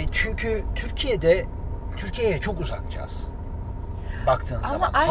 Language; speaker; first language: Turkish; native; Turkish